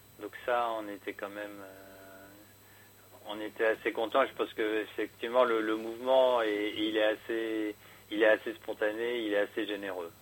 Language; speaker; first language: French; native; French